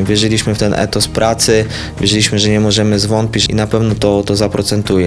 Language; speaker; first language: Polish; native; Polish